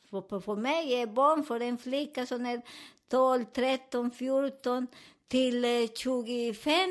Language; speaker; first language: Swedish; non-native, fluent; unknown